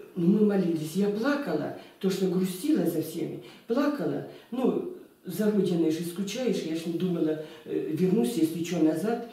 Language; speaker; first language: Russian; native; Russian